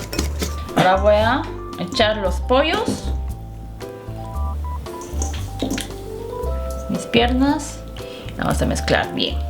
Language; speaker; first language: Spanish; non-native, fluent; Korean